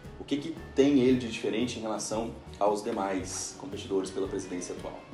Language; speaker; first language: Portuguese; native; Portuguese